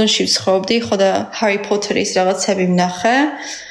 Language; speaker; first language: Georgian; early bilingual, heritage; Georgian